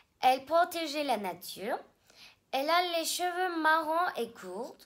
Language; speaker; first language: French; non-native, learner; Turkish